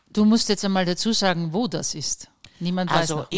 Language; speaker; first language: German; native; German